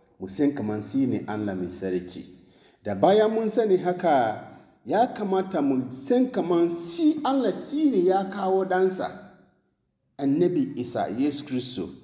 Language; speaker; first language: Hausa; non-native, local second language; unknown